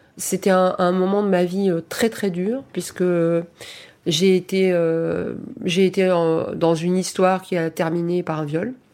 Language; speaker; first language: French; early bilingual, heritage; French